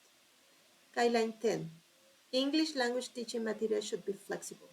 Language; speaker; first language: English; non-native, fluent; Spanish